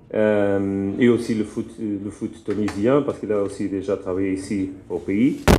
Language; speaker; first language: French; non-native, fluent; Portuguese